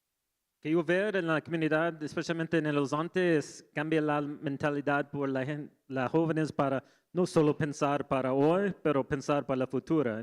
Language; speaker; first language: Spanish; non-native, learner; English